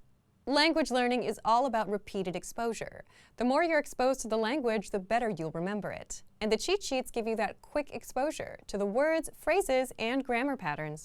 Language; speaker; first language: English; native; English